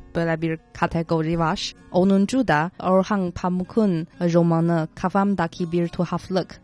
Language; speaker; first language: Turkish; non-native, fluent; Chinese